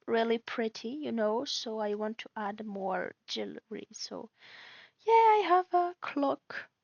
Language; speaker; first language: English; non-native, learner; French